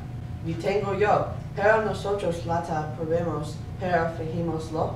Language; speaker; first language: Spanish; non-native, learner; English